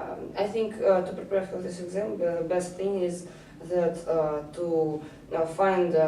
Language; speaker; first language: English; non-native, learner; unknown